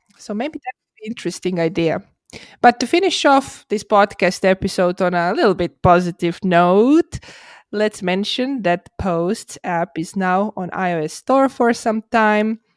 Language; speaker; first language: English; non-native, fluent; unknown